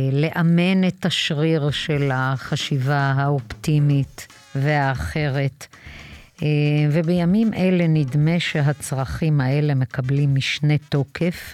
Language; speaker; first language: Hebrew; native; Hebrew